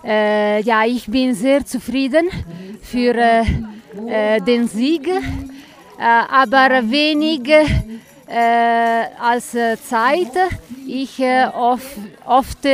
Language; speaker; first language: German; non-native, learner; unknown